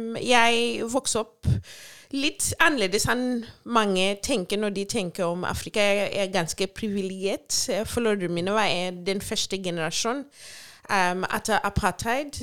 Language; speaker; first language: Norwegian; non-native, fluent; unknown